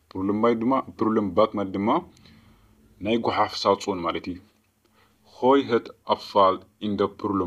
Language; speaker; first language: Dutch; non-native, fluent; Tigrinya